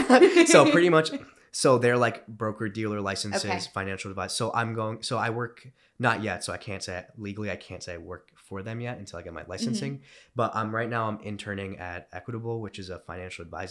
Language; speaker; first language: English; early bilingual, other home language; Romanian